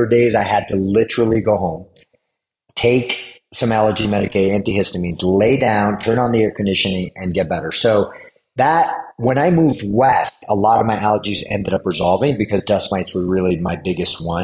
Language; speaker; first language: English; native; English